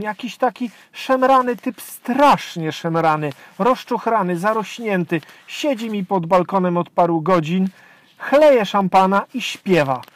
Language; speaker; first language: Polish; native; Polish